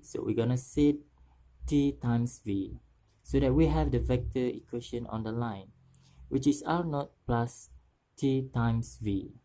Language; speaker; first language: English; non-native, local second language; Malay